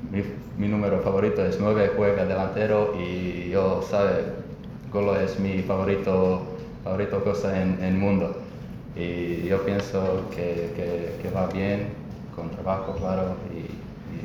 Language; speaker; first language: Spanish; non-native, learner; Croatian